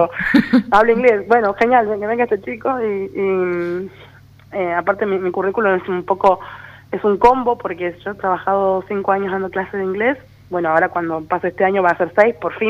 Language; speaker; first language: Spanish; native; Spanish